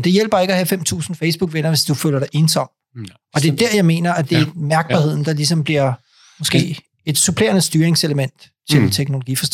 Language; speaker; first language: Danish; native; Danish